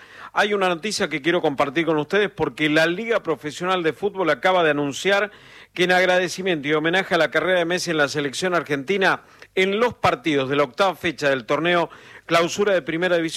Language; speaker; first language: Spanish; native; Spanish